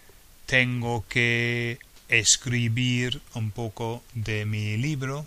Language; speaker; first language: Spanish; non-native, fluent; English